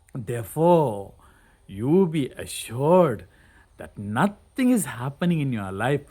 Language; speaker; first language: English; non-native, local second language; Kannada